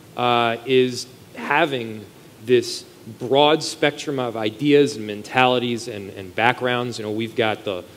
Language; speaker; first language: English; native; English